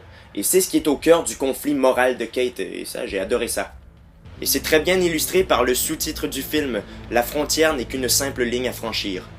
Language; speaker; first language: French; native; French